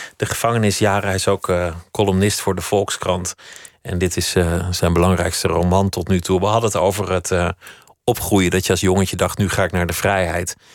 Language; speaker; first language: Dutch; native; Dutch